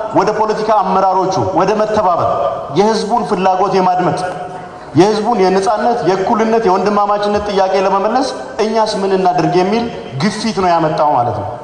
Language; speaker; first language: Amharic; non-native, local second language; Oromo